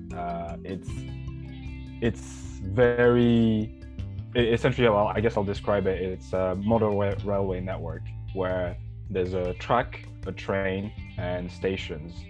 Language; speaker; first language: English; non-native, fluent; French